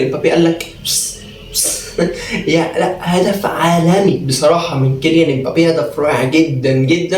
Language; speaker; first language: Arabic; native; Arabic